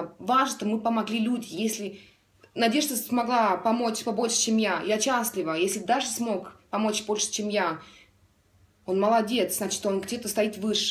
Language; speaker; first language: Russian; non-native, learner; Estonian